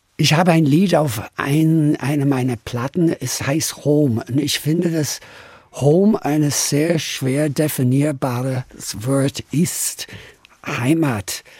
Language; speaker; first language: German; non-native, fluent; English